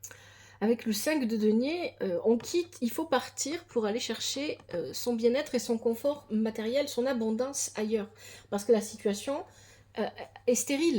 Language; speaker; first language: French; native; French